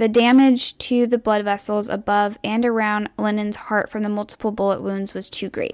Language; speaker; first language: English; native; English